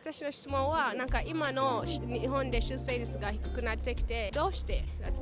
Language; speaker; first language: Japanese; non-native, learner; English